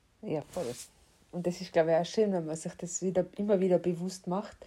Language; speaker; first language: German; native; German